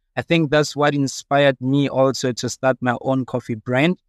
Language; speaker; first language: English; non-native, local second language; Southern Sotho